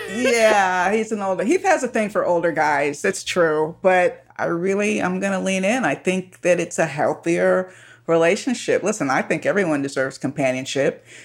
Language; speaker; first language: English; native; English